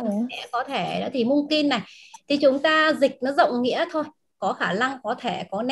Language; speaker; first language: Vietnamese; native; Vietnamese